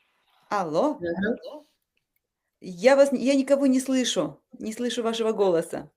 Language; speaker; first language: Russian; native; Russian